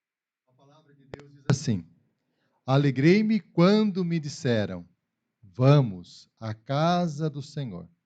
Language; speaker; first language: Portuguese; native; Portuguese